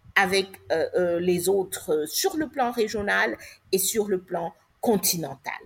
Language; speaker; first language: French; non-native, local second language; English